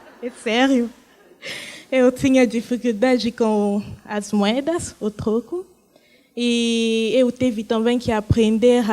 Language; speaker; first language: Portuguese; non-native, fluent; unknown